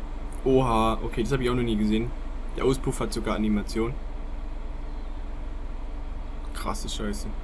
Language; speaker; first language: German; native; German